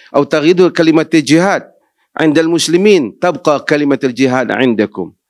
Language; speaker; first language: Arabic; non-native, fluent; Malay